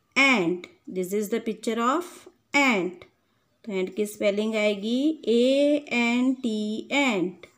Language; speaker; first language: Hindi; non-native, local second language; Gujarati